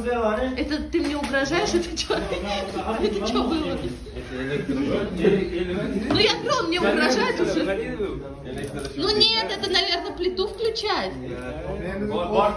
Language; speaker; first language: Russian; native; Russian